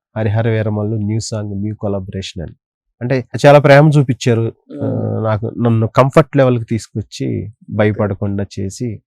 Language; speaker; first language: Telugu; native; Telugu